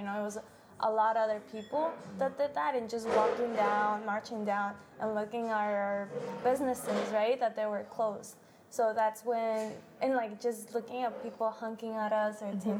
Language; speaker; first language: English; early bilingual, other home language; Spanish